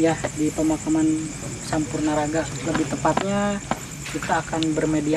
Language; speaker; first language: Indonesian; native; Indonesian